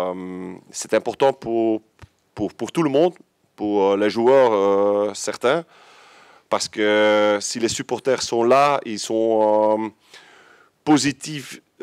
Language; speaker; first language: French; non-native, local second language; Dutch